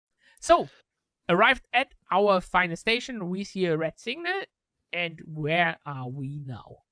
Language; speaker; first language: English; non-native, fluent; German